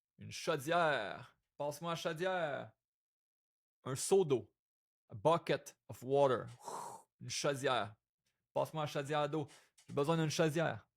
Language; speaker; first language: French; native; French